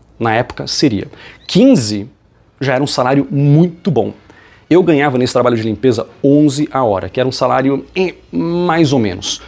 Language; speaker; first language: Portuguese; native; Portuguese